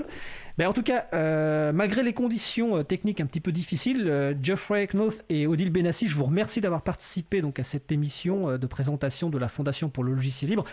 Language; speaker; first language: French; native; French